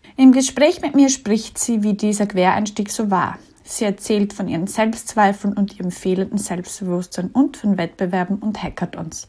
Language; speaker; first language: German; native; German